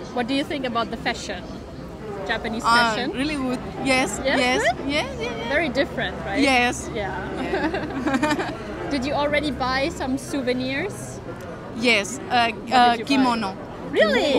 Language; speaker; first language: English; non-native, fluent; German